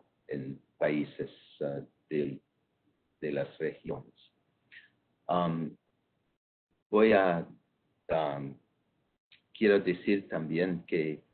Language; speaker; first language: Spanish; non-native, fluent; English